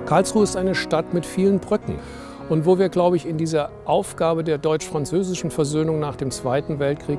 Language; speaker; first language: German; native; German